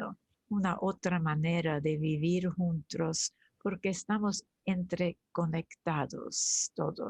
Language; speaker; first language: Spanish; early bilingual, other home language; German